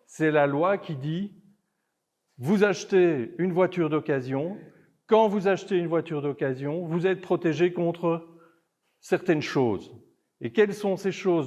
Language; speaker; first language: French; native; French